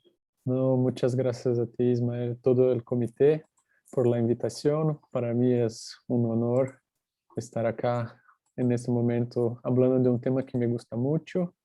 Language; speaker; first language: Spanish; non-native, fluent; Portuguese